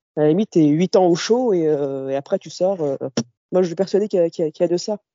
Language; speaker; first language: French; early bilingual, other home language; Kabyle